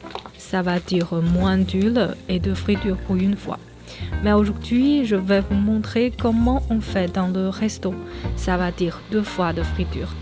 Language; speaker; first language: French; non-native, fluent; Chinese